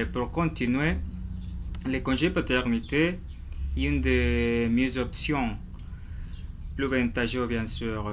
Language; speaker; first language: French; non-native, learner; Spanish